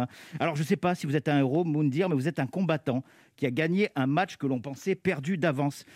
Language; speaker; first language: French; native; French